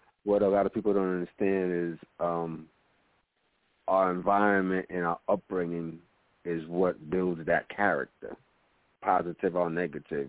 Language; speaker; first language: English; native; English